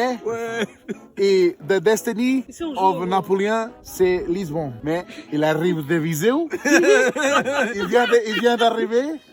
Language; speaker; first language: French; non-native, learner; Portuguese